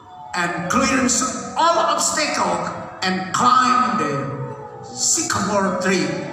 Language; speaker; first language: English; non-native, learner; Indonesian